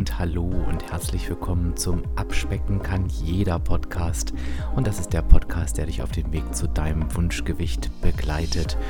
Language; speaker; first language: German; native; German